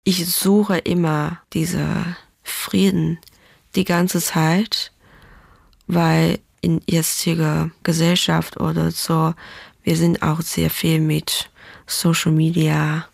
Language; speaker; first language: German; non-native, fluent; Chinese